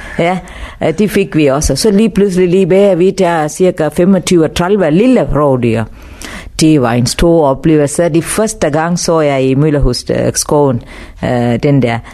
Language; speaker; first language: Danish; non-native, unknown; Tamil